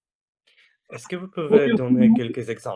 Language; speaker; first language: French; non-native, fluent; Russian